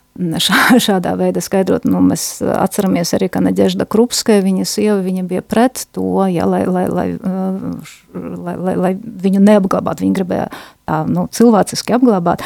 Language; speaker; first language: Latvian; non-native, local second language; Russian